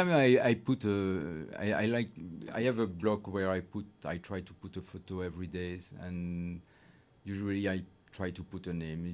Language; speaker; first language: English; non-native, learner; French